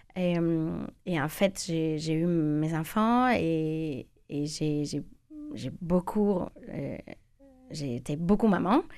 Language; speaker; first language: French; non-native, fluent; Spanish